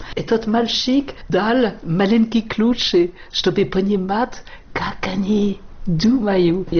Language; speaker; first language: Russian; non-native, fluent; French